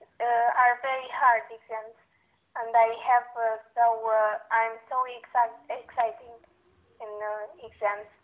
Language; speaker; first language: English; non-native, learner; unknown